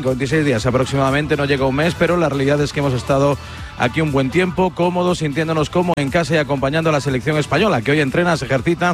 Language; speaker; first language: Spanish; native; Spanish